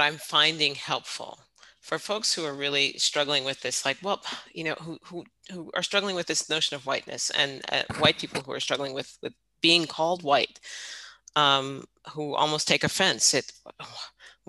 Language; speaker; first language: English; native; English